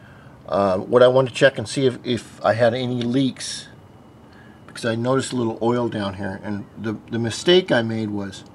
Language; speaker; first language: English; native; English